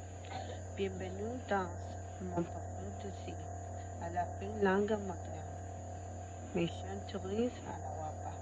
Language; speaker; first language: French; non-native, learner; Spanish